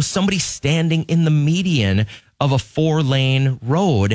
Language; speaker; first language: English; native; English